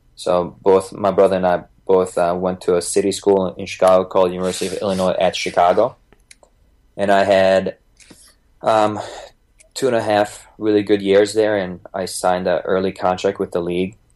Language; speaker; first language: English; early bilingual, other home language; Bosnian